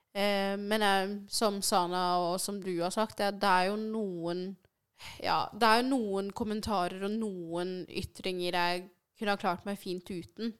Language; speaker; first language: Norwegian; early bilingual, other home language; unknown